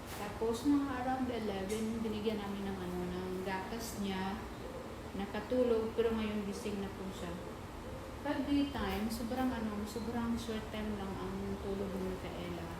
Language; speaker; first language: Filipino; non-native, local second language; Cebuano